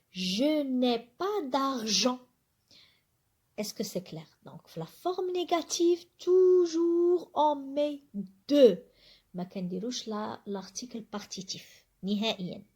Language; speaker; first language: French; non-native, local second language; Arabic